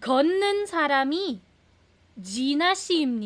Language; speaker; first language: Korean; non-native, fluent; Filipino